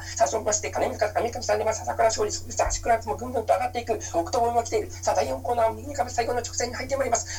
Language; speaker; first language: Japanese; native; Japanese